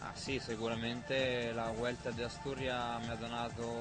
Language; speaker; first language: Spanish; non-native, fluent; Italian